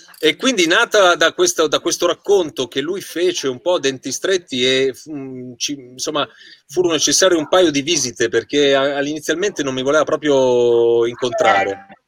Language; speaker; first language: Italian; native; Italian